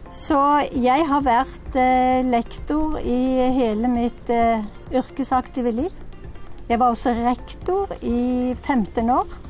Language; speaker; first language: Norwegian; native; Norwegian